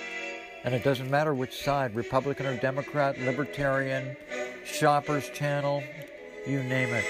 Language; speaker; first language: English; native; English